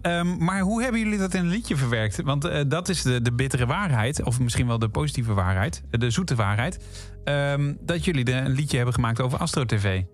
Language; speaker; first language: Dutch; native; Dutch